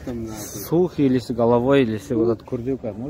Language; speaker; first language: Russian; non-native, local second language; Kyrgyz